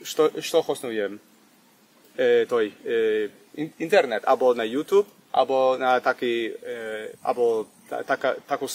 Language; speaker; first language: Ukrainian; early bilingual, heritage; English